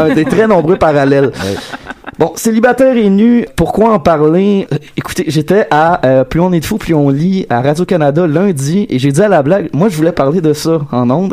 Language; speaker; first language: French; native; French